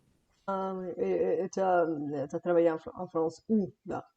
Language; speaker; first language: French; non-native, fluent; Bulgarian